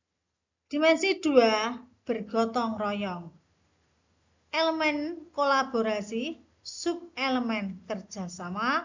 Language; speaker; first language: Indonesian; native; Indonesian